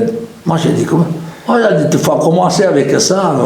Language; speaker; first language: French; non-native, local second language; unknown